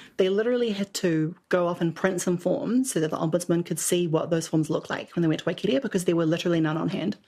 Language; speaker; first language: English; native; English